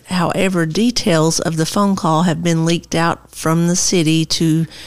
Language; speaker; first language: English; native; English